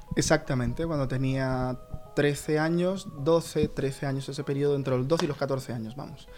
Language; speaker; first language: Spanish; native; Spanish